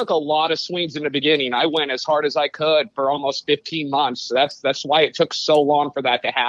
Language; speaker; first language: English; native; English